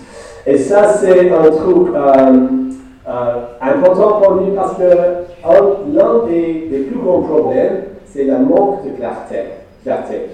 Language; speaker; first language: French; non-native, fluent; English